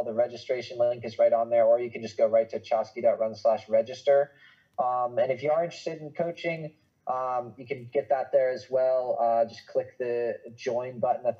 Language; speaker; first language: English; native; English